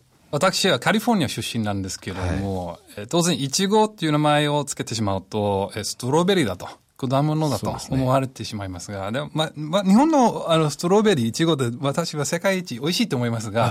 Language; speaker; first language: Japanese; non-native, fluent; English